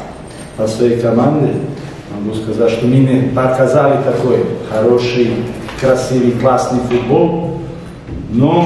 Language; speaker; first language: Russian; non-native, fluent; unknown